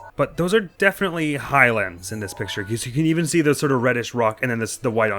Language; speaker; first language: English; native; English